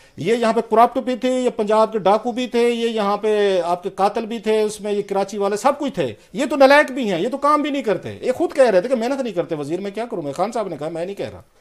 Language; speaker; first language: Hindi; native; Hindi